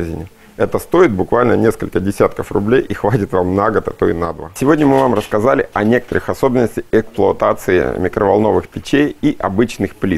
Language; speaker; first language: Russian; native; Russian